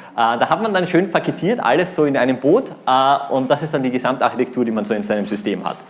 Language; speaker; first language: German; native; German